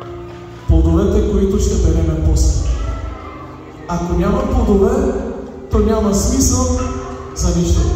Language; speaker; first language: Bulgarian; non-native, local second language; Turkish